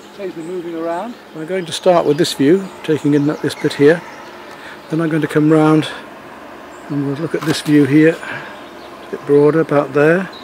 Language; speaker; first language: English; native; English